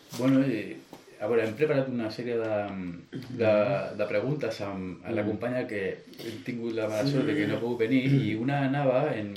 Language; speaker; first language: Catalan; non-native, local second language; Spanish